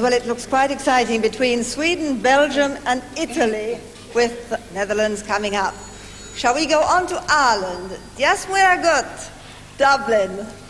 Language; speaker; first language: English; native; English